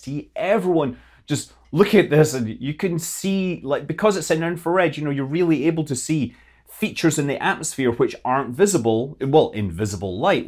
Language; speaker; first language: English; native; English